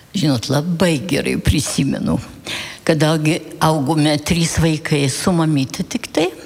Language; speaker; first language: Lithuanian; early bilingual, heritage; Lithuanian